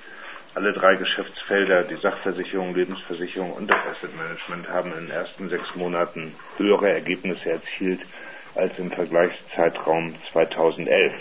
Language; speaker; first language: German; native; German